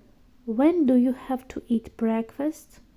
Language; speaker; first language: English; non-native, fluent; Georgian